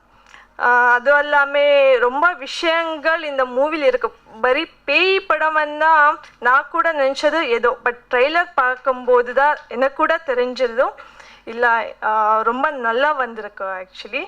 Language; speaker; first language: Tamil; non-native, learner; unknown